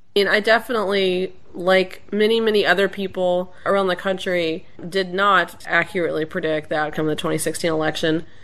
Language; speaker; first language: English; native; English